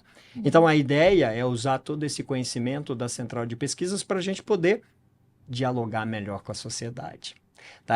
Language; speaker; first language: Portuguese; native; Portuguese